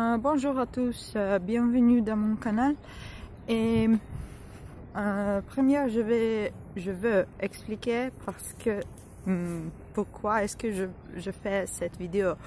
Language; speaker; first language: French; non-native, learner; Ukrainian